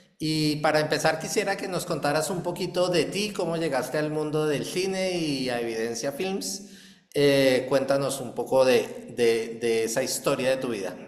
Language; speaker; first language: Spanish; native; Spanish